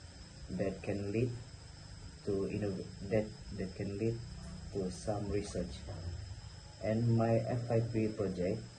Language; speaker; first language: English; non-native, learner; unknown